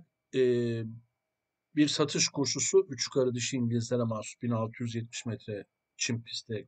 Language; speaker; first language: Turkish; native; Turkish